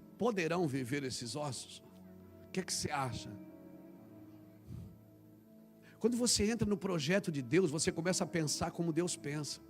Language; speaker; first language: Portuguese; native; Portuguese